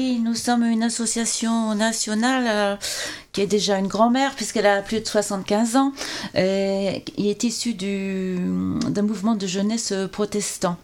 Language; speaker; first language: French; native; French